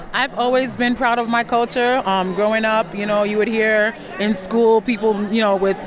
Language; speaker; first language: English; non-native, local second language; Akan